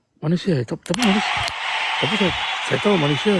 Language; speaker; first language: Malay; non-native, local second language; Tamil